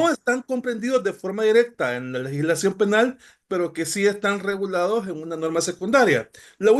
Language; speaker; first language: Spanish; native; Spanish